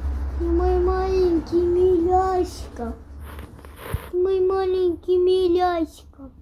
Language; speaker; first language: Russian; early bilingual, heritage; Russian